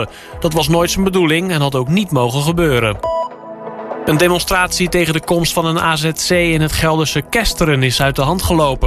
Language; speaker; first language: Dutch; native; Dutch